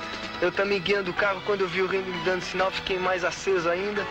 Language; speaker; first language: Portuguese; native; Portuguese